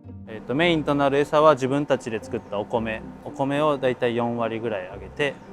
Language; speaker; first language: Japanese; native; Japanese